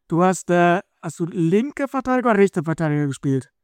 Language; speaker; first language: German; native; German